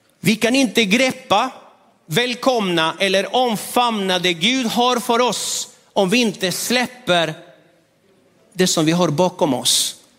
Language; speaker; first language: Swedish; non-native, fluent; Spanish